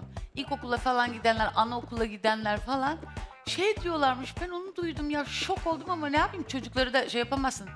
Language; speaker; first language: Turkish; native; Turkish